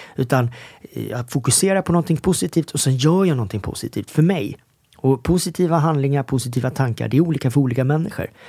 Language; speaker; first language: Swedish; early bilingual, other home language; Korean